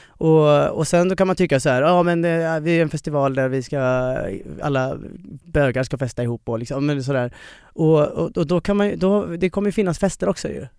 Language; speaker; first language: Swedish; early bilingual, other home language; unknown